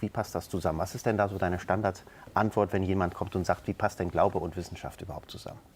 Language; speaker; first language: German; native; German